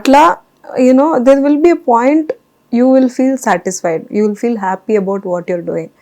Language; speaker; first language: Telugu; non-native, fluent; Kannada